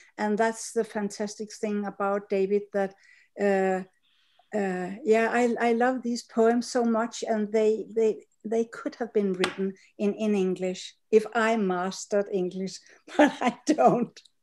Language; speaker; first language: English; non-native, fluent; Danish